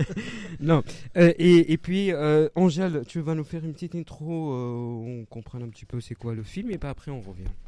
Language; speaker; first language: French; native; French